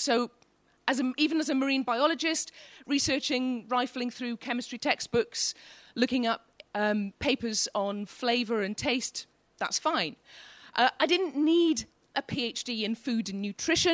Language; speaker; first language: English; native; English